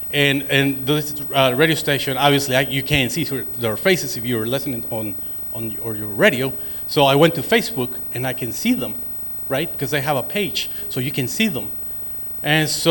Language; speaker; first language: English; non-native, fluent; Spanish